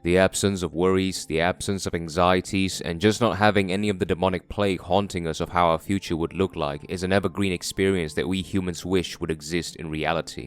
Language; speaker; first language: English; non-native, fluent; Korean